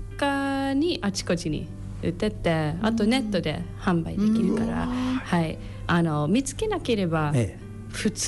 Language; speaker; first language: Japanese; non-native, learner; English